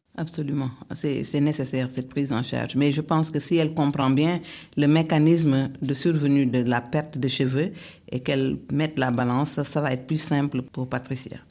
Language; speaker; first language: French; non-native, local second language; Wolof